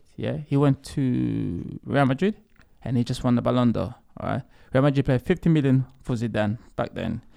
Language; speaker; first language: English; early bilingual, other home language; Lingala